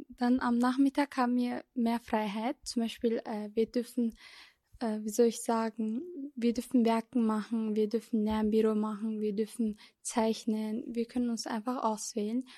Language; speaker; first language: German; non-native, local second language; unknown